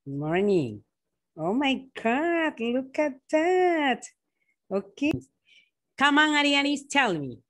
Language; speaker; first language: English; non-native, learner; Spanish